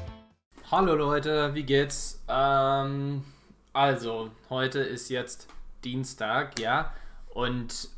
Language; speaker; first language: German; non-native, fluent; English